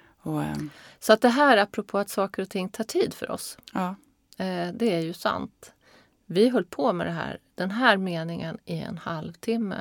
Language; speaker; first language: Swedish; native; Swedish